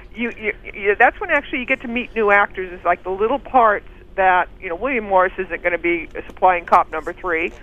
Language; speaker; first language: English; native; English